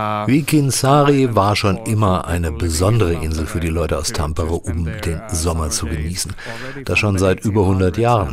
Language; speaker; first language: German; native; German